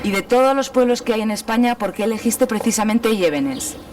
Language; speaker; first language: Spanish; native; Spanish